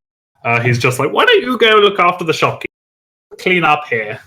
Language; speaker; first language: English; native; English